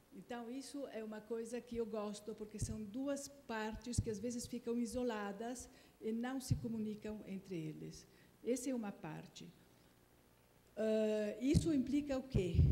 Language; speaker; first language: Portuguese; non-native, fluent; Italian